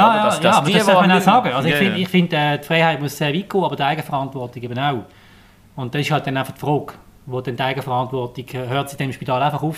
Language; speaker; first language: German; native; German